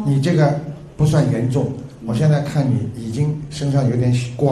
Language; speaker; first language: Chinese; native; Chinese